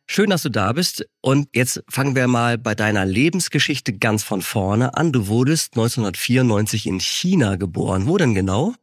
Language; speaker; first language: German; native; German